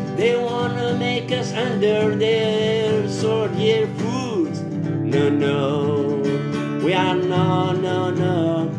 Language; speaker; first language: English; non-native, learner; Arabic